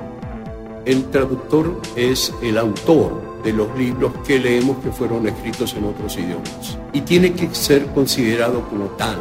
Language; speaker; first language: Spanish; native; Spanish